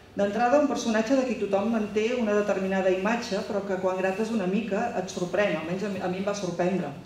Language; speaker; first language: Catalan; native; Catalan